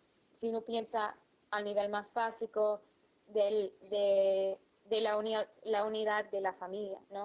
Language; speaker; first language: Spanish; non-native, fluent; English